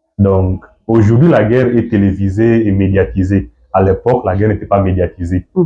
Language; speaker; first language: French; non-native, local second language; Swahili